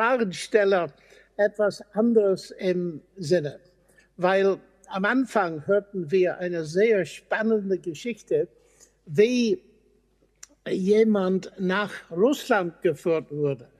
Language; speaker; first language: German; non-native, fluent; English